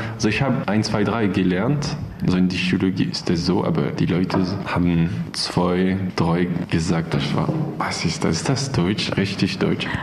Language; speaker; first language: German; non-native, learner; French